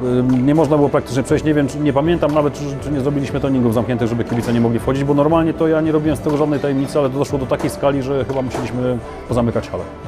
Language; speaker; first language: Polish; native; Polish